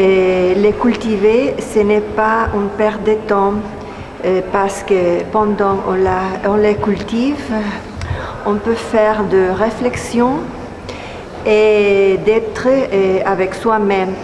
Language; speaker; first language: French; non-native, learner; Spanish